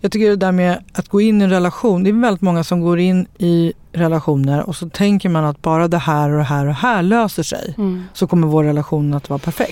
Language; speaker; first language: Swedish; native; Swedish